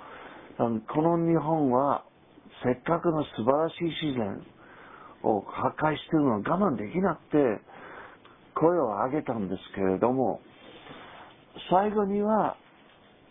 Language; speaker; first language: Japanese; non-native, fluent; English